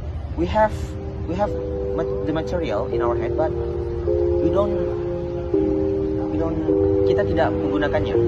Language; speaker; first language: English; non-native, learner; Indonesian